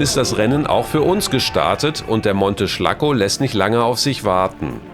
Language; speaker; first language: German; native; German